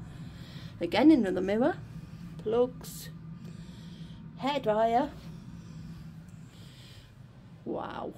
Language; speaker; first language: English; native; English